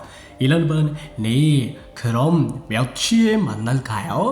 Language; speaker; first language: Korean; non-native, learner; Sinhala